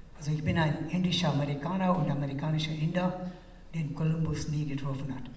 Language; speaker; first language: German; non-native, fluent; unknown